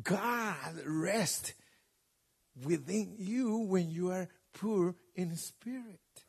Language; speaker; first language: English; non-native, fluent; Spanish